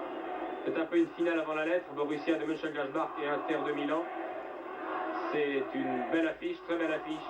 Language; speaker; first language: French; native; French